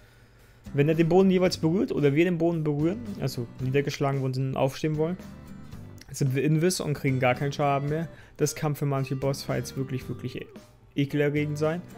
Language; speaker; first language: German; native; German